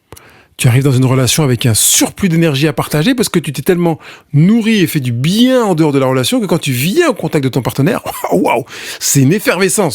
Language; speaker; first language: French; native; French